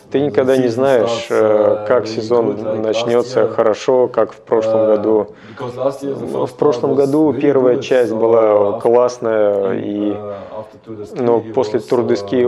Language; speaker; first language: Russian; non-native, fluent; German